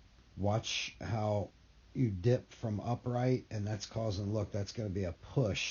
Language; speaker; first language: English; native; English